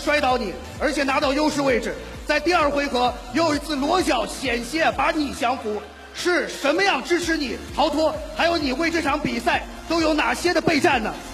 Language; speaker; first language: Chinese; native; Chinese